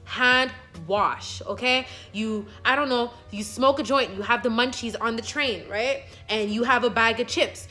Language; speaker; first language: English; native; English